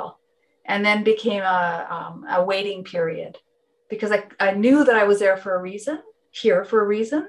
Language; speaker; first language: English; non-native, fluent; Finnish